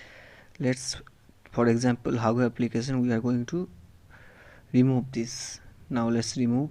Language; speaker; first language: English; non-native, local second language; Hindi